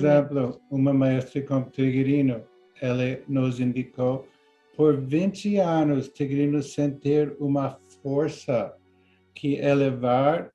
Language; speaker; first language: Portuguese; non-native, learner; English